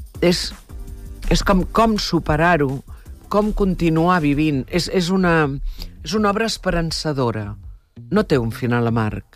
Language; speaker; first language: Catalan; early bilingual, heritage; Catalan